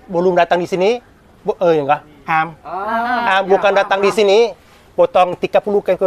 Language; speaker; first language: Indonesian; non-native, learner; Thai